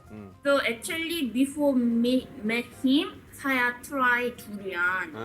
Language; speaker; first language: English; non-native, learner; Korean